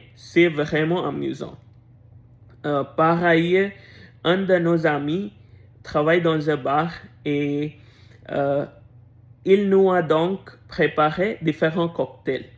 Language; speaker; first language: French; non-native, learner; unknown